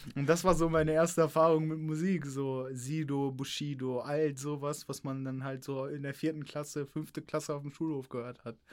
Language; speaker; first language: German; early bilingual, other home language; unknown